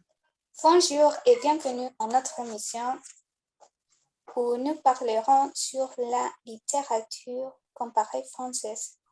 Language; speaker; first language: French; non-native, learner; Spanish